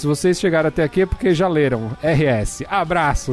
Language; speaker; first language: Portuguese; native; Portuguese